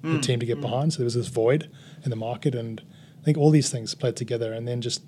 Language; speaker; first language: English; native; English